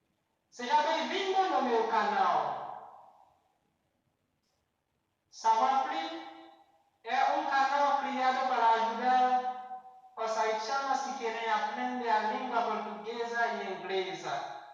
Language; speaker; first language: Portuguese; non-native, fluent; Haitian Creole